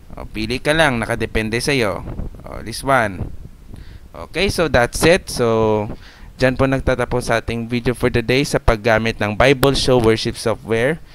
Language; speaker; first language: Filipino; non-native, local second language; Hiligaynon